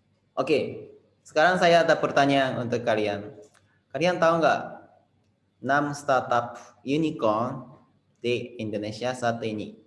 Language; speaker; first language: Indonesian; non-native, fluent; Japanese